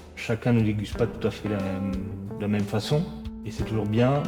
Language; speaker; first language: French; native; French